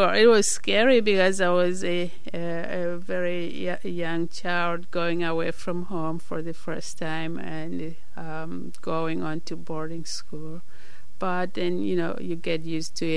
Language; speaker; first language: English; non-native, local second language; Nyanja